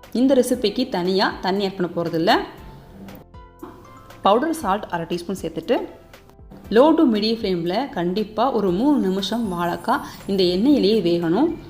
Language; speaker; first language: Tamil; native; Tamil